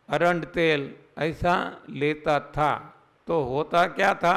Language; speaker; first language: Hindi; non-native, local second language; Gujarati